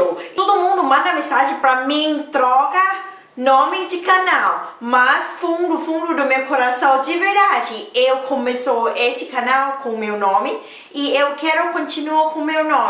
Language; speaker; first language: Portuguese; non-native, learner; Thai